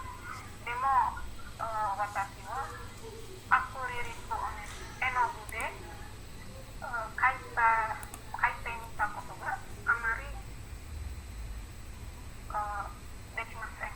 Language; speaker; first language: Japanese; non-native, learner; Indonesian